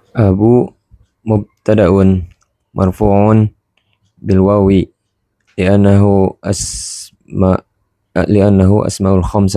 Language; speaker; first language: Arabic; non-native, learner; Indonesian